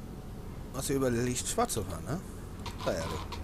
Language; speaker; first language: German; native; German